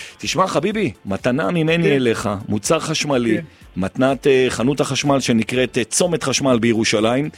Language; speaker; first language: Hebrew; native; Hebrew